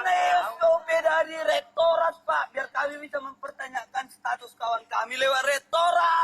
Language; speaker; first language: Indonesian; native; Indonesian